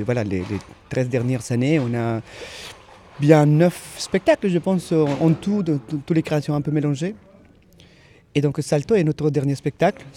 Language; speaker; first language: French; native; French